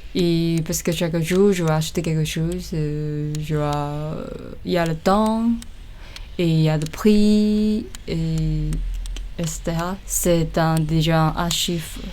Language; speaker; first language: French; non-native, learner; Chinese